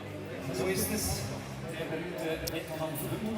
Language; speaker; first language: German; native; German